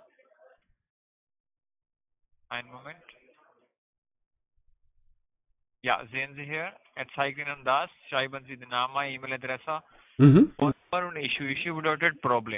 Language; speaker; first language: German; non-native, learner; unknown